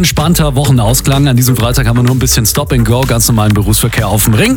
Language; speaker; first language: German; native; German